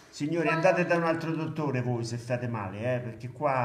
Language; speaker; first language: Italian; native; Italian